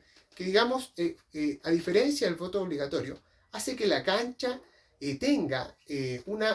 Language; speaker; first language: Spanish; native; Spanish